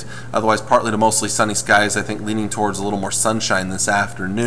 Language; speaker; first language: English; native; English